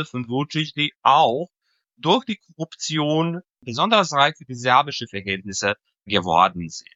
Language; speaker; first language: German; non-native, fluent; Serbian